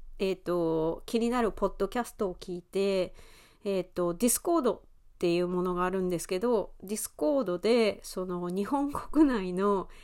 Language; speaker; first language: Japanese; native; Japanese